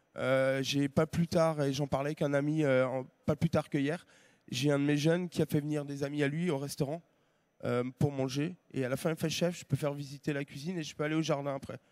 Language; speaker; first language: French; native; French